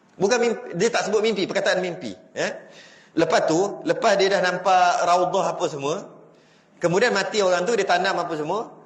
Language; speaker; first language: Malay; native; Malay